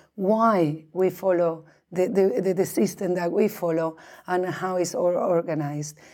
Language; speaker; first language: English; non-native, fluent; Spanish